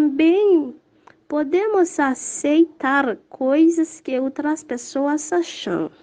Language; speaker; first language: Portuguese; non-native, learner; Haitian Creole